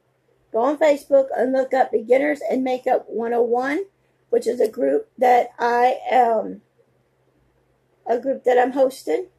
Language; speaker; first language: English; native; English